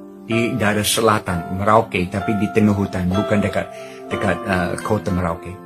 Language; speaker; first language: Indonesian; non-native, fluent; English